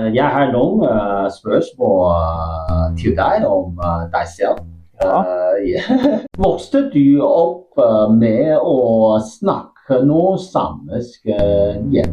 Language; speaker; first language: Norwegian; non-native, learner; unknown